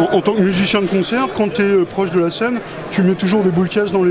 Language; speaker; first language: French; native; French